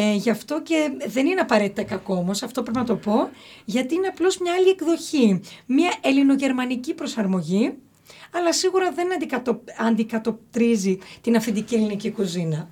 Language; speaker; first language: Greek; early bilingual, heritage; Greek